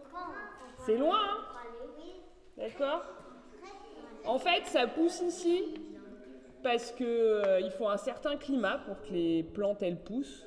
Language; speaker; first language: French; native; French